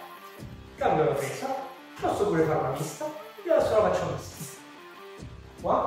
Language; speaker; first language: Italian; native; Italian